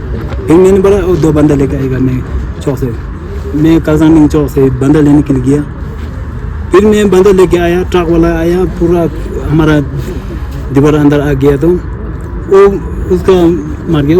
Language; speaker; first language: Hindi; non-native, local second language; Tibetan